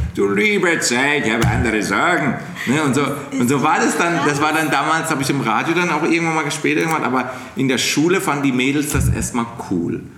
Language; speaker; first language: German; native; German